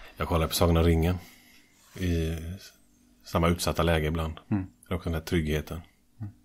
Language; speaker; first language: Swedish; native; Swedish